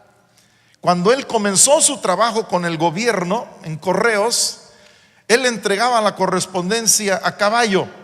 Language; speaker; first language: Spanish; non-native, local second language; English